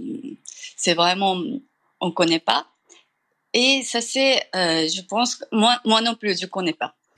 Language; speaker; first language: French; non-native, fluent; Japanese